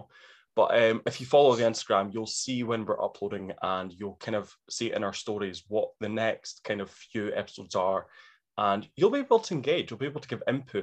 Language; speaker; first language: English; native; English